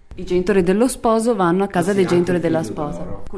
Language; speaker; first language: Italian; native; Italian